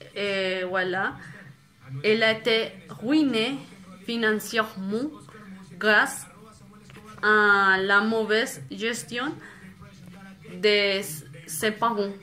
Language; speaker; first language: French; non-native, fluent; Spanish